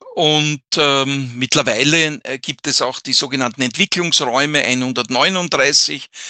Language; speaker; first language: German; native; German